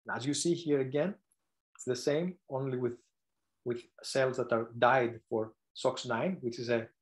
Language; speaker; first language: English; non-native, fluent; Greek